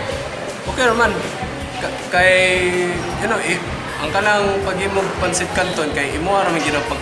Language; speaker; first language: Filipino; non-native, local second language; Cebuano